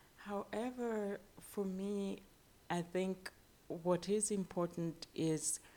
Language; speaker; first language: English; non-native, local second language; Luo (Kenya and Tanzania)